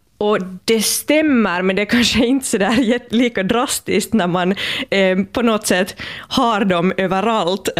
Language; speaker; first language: Swedish; native; Swedish